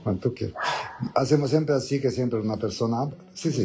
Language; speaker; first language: Spanish; non-native, learner; Italian